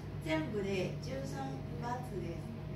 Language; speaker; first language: Japanese; non-native, learner; Thai